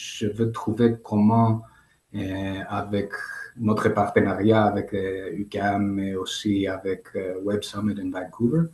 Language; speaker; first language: French; non-native, learner; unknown